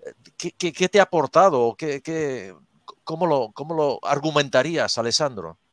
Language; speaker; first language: Spanish; native; Spanish